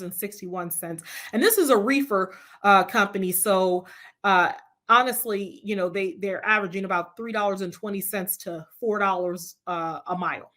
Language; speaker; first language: English; native; English